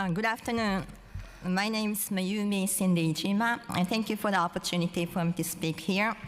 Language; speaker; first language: English; non-native, fluent; Japanese